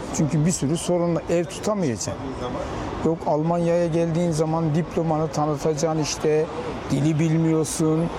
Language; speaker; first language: Turkish; early bilingual, heritage; Turkish